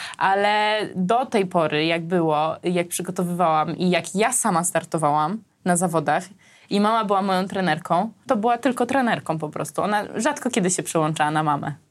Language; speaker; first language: Polish; early bilingual, other home language; Armenian